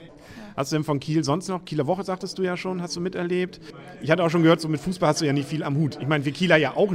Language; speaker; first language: German; native; German